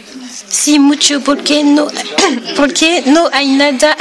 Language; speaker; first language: Spanish; non-native, learner; French